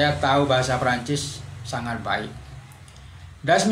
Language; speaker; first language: Indonesian; non-native, local second language; Madurese